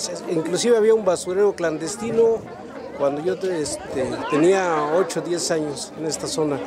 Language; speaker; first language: Spanish; native; Spanish